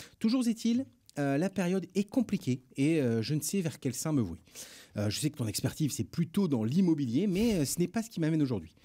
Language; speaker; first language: French; native; French